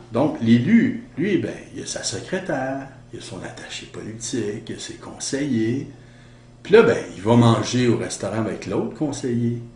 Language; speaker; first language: French; native; French